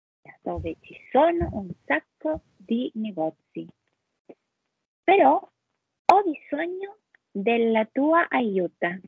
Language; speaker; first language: Italian; non-native, learner; Spanish